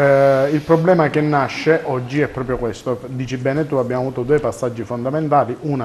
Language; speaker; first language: Italian; native; Italian